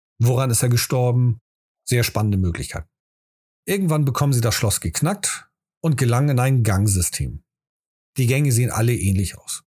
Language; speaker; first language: German; native; German